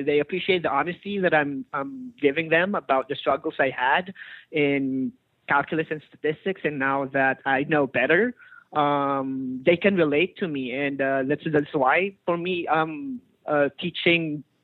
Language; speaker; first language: English; non-native, local second language; Filipino